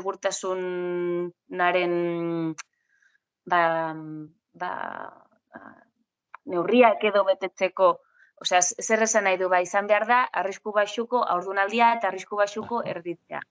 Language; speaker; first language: Basque; non-native, local second language; Spanish